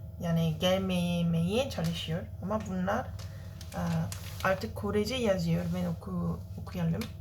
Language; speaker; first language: Turkish; non-native, learner; Korean